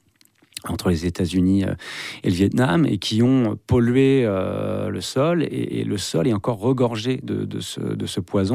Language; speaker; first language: French; native; French